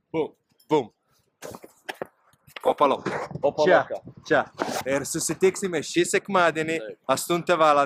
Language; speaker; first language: Lithuanian; non-native, learner; Italian